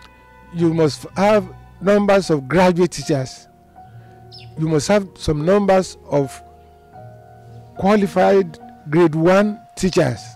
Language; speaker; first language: English; non-native, local second language; Yoruba